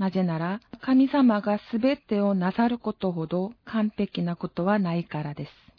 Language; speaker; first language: Japanese; non-native, fluent; Korean